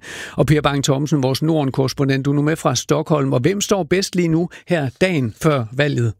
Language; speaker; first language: Danish; native; Danish